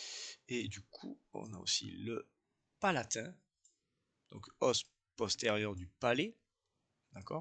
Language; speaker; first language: French; native; French